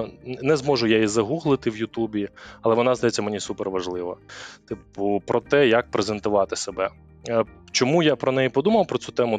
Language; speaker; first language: Ukrainian; native; Ukrainian